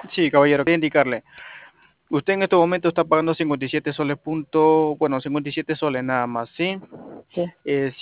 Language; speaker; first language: Spanish; native; Spanish